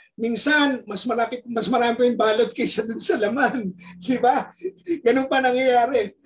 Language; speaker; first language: Filipino; native; Filipino